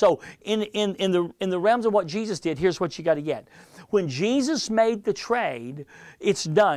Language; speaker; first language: English; native; English